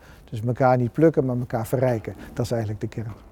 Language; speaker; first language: Dutch; native; Dutch